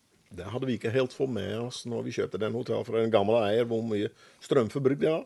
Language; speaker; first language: Norwegian; non-native, fluent; Dutch